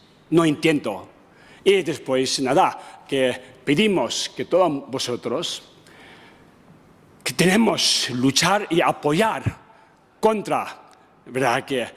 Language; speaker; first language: Spanish; non-native, learner; Tibetan